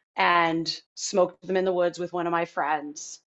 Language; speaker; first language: English; native; English